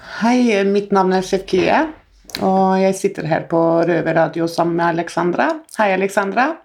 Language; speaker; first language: Norwegian; non-native, fluent; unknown